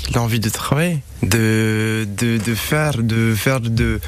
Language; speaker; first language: French; non-native, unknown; Romanian